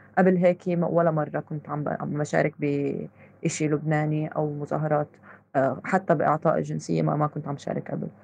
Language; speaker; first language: Arabic; native; Arabic